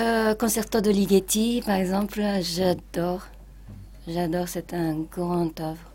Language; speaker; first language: French; non-native, fluent; Japanese